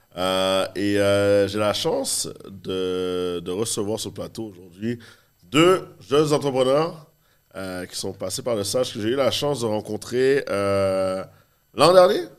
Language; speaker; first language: French; native; French